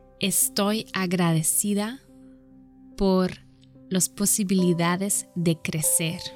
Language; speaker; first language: Spanish; non-native, fluent; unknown